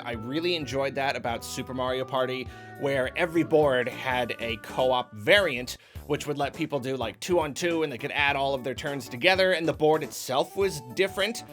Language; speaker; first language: English; native; English